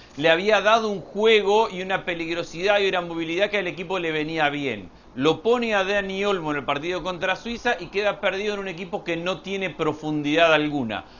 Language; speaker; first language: Spanish; native; Spanish